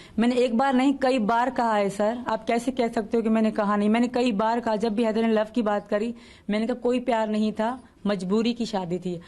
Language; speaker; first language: Urdu; non-native, local second language; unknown